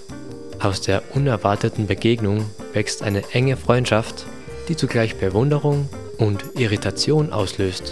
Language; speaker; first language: German; native; German